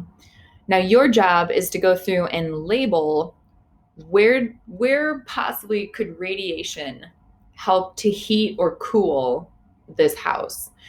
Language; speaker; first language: English; native; English